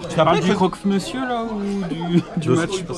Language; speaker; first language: French; native; French